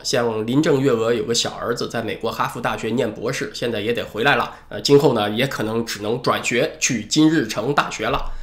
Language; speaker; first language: Chinese; native; Chinese